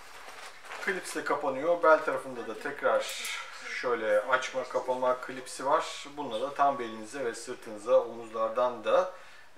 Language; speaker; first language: Turkish; native; Turkish